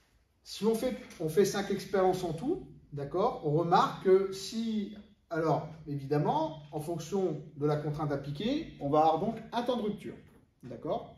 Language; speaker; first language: French; native; French